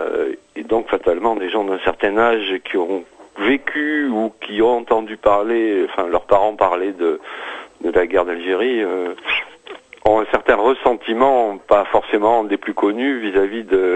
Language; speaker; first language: French; native; French